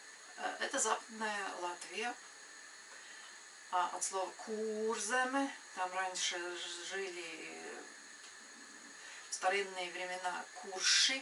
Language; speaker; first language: Russian; non-native, local second language; Latvian